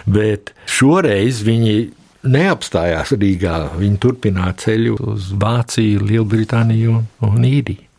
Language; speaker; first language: Latvian; early bilingual, heritage; Latvian